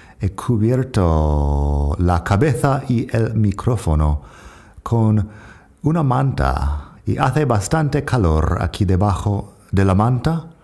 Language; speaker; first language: Spanish; non-native, fluent; English